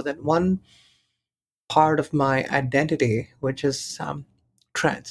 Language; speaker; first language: English; non-native, local second language; Tamil